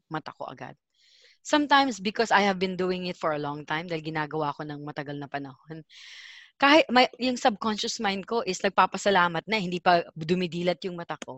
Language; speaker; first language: English; non-native, local second language; Filipino